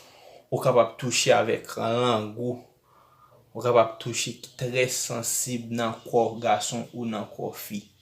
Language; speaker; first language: French; non-native, learner; Haitian Creole